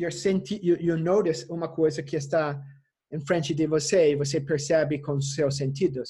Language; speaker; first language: Portuguese; non-native, fluent; English